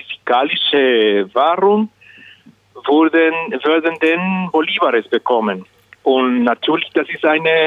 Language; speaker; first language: German; non-native, learner; Spanish